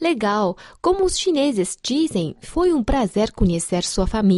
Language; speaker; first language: Portuguese; non-native, fluent; Chinese